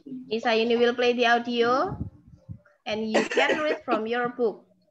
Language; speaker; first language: English; non-native, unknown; Indonesian